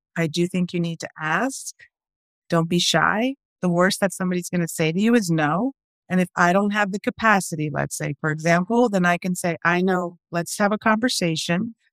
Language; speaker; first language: English; early bilingual, other home language; Spanish